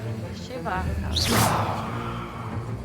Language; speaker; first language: Turkish; non-native, learner; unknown